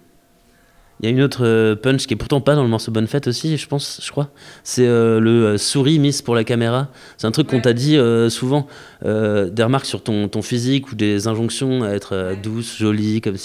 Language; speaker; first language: French; native; French